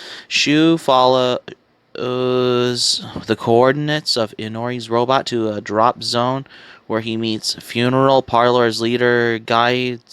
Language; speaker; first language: English; native; English